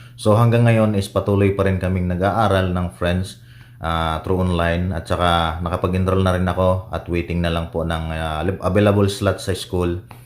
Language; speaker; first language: Filipino; native; Filipino